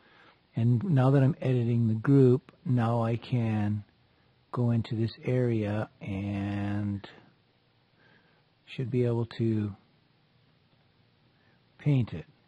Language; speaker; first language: English; native; English